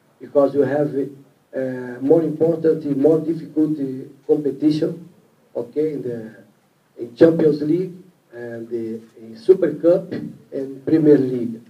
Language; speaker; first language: English; non-native, learner; Portuguese